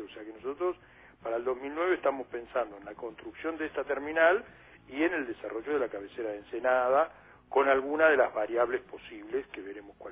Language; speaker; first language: Spanish; native; Spanish